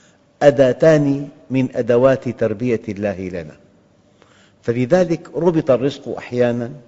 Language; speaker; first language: Arabic; native; Arabic